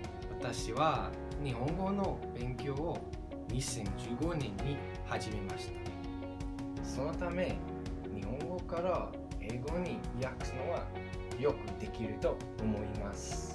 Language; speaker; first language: Japanese; non-native, fluent; English